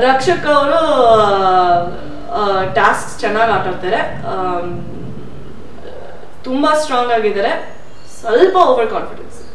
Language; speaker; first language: Kannada; non-native, fluent; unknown